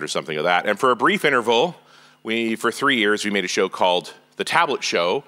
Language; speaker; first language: English; native; English